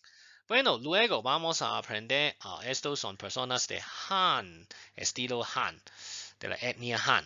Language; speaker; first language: Spanish; non-native, fluent; Chinese